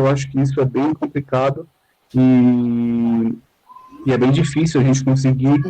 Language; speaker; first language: Portuguese; native; Portuguese